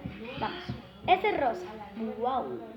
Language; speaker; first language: Spanish; native; Spanish